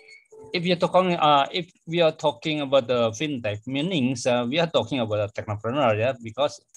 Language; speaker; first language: English; non-native, fluent; Indonesian